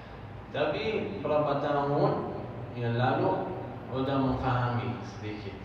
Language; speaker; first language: Indonesian; non-native, fluent; Arabic